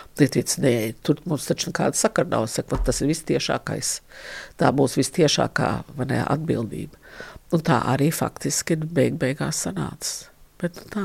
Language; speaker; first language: Latvian; early bilingual, heritage; Latvian